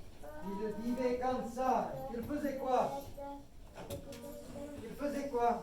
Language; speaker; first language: French; non-native, fluent; English